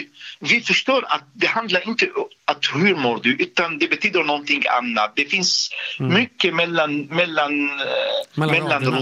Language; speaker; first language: Swedish; non-native, fluent; Arabic